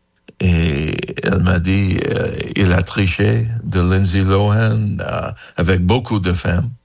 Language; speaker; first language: French; non-native, learner; English